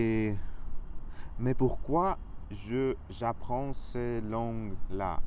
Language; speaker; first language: French; non-native, learner; Russian